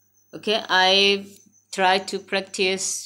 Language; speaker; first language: English; non-native, learner; Thai